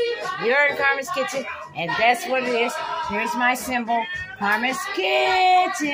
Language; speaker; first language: English; native; English